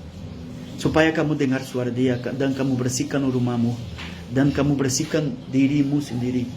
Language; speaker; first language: Indonesian; non-native, learner; Portuguese